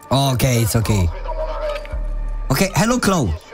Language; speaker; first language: English; non-native, learner; French